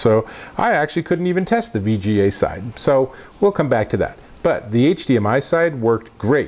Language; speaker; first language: English; native; English